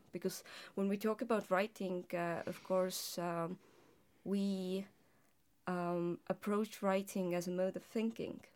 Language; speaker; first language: English; non-native, fluent; Estonian